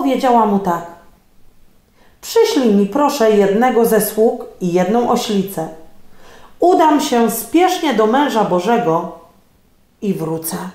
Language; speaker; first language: Polish; native; Polish